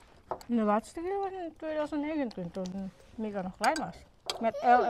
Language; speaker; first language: Dutch; non-native, local second language; Indonesian